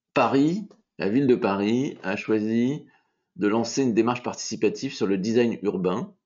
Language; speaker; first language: French; native; French